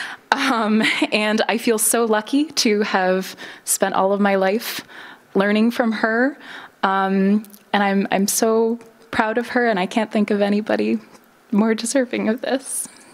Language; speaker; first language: English; native; English